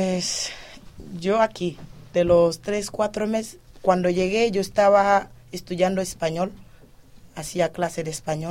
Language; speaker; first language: Spanish; non-native, fluent; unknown